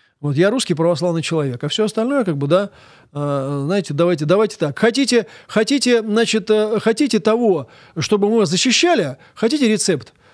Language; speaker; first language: Russian; native; Russian